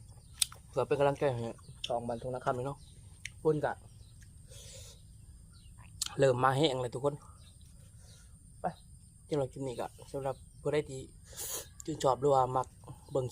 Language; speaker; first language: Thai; non-native, local second language; Northeastern Thai